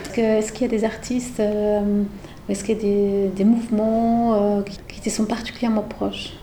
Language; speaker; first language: French; native; French